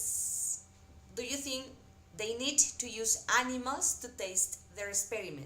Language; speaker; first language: English; non-native, fluent; Spanish